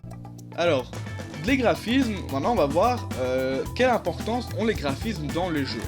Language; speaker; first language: French; native; French